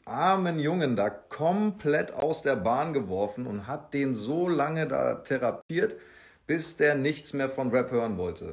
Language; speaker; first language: German; native; German